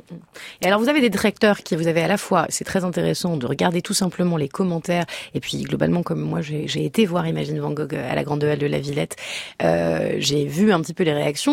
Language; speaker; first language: French; native; French